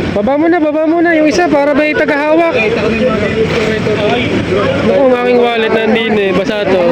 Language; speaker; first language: Filipino; native; Filipino